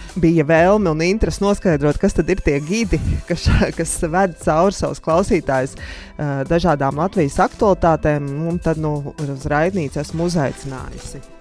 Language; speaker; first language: Latvian; native; Latvian